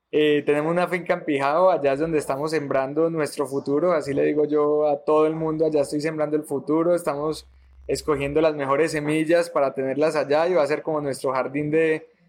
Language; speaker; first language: Spanish; native; Spanish